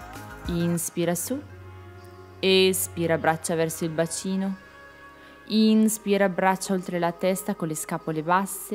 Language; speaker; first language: Italian; native; Italian